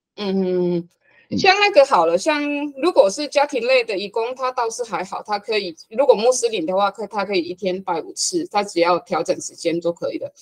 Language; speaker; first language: Chinese; non-native, fluent; Hakka Chinese